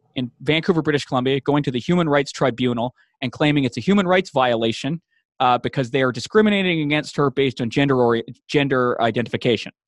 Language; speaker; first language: English; native; English